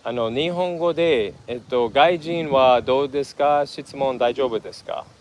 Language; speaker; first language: Japanese; non-native, learner; English